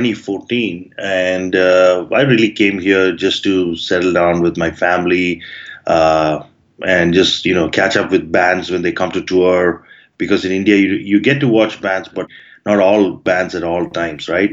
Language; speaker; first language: English; non-native, local second language; Malayalam